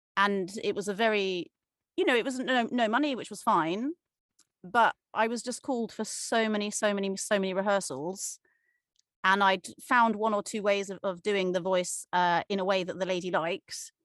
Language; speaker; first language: English; native; English